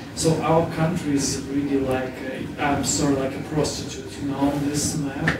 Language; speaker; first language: English; non-native, fluent; Russian